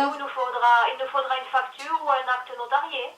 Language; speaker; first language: French; native; French